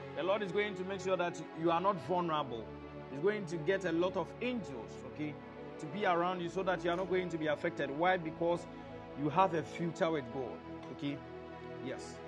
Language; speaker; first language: English; non-native, local second language; Akan